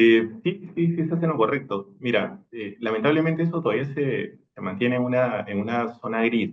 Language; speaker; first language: Spanish; native; Spanish